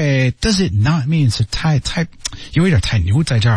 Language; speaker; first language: Chinese; non-native, learner; English